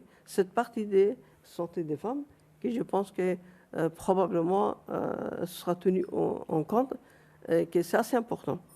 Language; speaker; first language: French; non-native, fluent; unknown